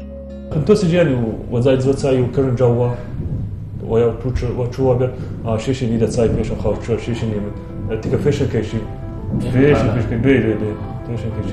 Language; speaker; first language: Chinese; non-native, learner; Arabic